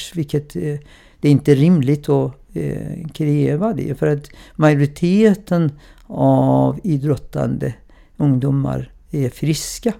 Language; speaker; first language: Swedish; non-native, fluent; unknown